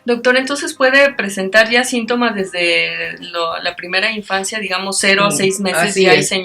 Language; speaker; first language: Spanish; native; Spanish